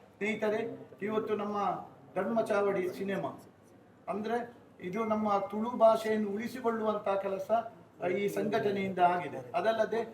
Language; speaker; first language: Kannada; non-native, local second language; Tulu